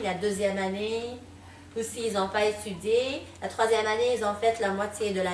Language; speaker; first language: French; non-native, local second language; Arabic